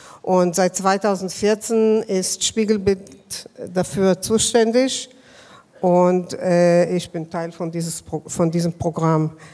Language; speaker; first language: German; non-native, fluent; Hebrew